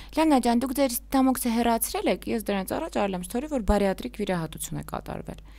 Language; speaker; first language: Armenian; native; Armenian